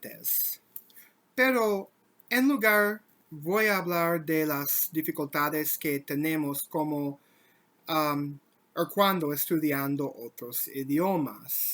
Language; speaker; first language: Spanish; non-native, learner; English